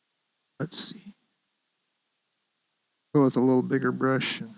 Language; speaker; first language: English; native; English